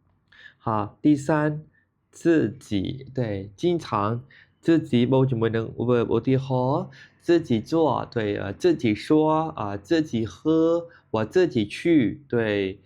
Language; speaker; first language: Chinese; non-native, fluent; Khmer